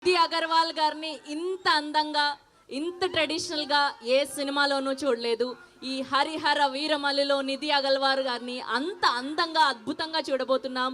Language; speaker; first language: Telugu; native; Telugu